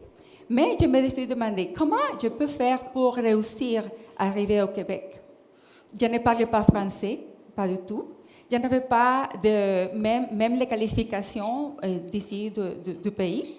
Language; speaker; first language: French; non-native, fluent; Spanish